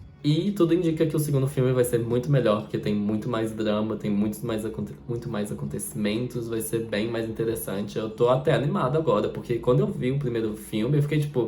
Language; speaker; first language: Portuguese; native; Portuguese